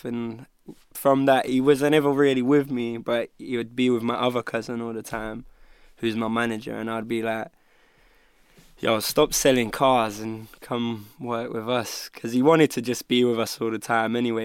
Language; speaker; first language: English; native; English